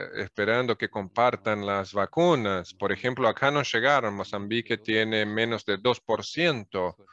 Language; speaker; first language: Spanish; non-native, fluent; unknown